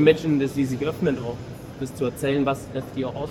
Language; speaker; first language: German; native; German